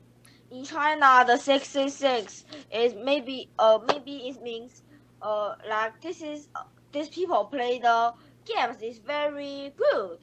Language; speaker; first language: English; non-native, learner; Chinese